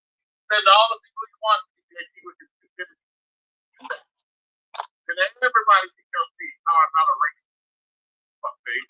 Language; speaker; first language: English; native; English